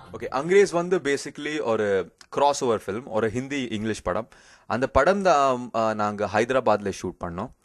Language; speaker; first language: Tamil; early bilingual, heritage; Tamil